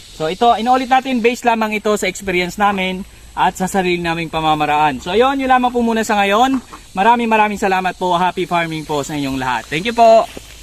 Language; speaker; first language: Filipino; native; Filipino